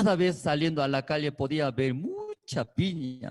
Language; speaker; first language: Spanish; non-native, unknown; Korean